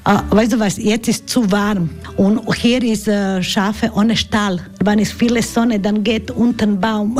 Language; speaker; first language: German; non-native, learner; Croatian